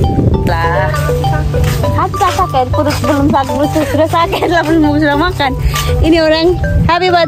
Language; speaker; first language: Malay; non-native, learner; Nepali